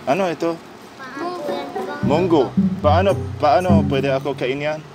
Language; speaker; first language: Filipino; non-native, learner; Arabic